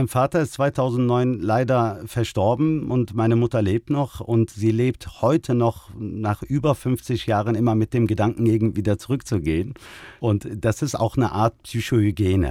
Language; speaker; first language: German; early bilingual, other home language; Turkish